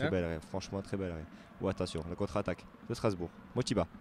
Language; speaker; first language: French; native; French